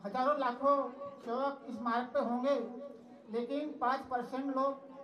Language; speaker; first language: Hindi; non-native, local second language; Marathi